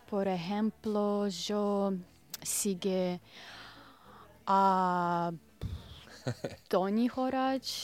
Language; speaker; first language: Catalan; non-native, learner; Russian